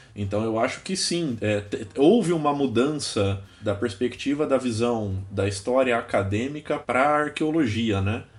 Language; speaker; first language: Portuguese; native; Portuguese